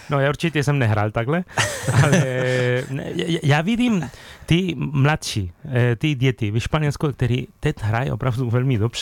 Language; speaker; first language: Czech; non-native, fluent; Spanish